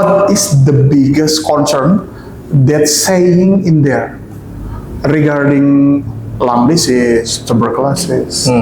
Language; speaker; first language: English; non-native, local second language; Indonesian